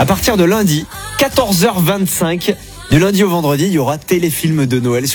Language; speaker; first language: French; native; French